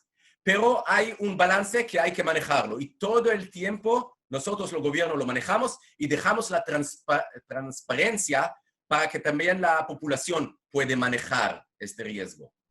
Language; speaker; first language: Spanish; non-native, fluent; Hebrew